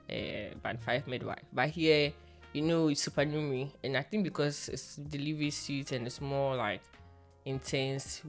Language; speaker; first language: English; non-native, local second language; Akan